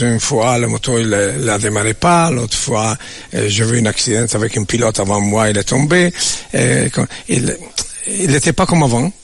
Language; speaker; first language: French; non-native, learner; Italian